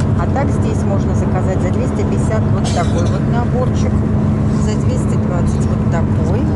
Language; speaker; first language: Russian; native; Russian